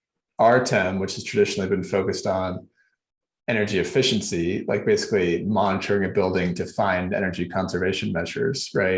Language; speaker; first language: English; native; English